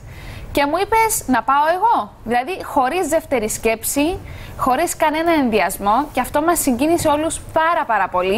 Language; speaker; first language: Greek; native; Greek